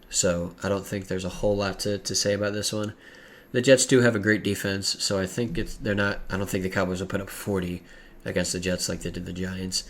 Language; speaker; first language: English; native; English